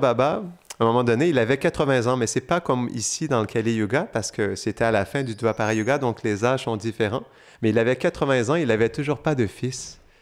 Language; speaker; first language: French; native; French